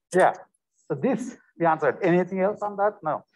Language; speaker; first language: English; non-native, local second language; Telugu